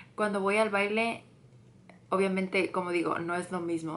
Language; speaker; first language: Spanish; early bilingual, heritage; Spanish